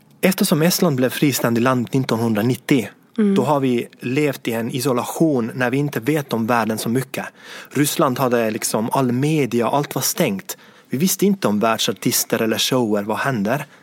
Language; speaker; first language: Swedish; non-native, fluent; Estonian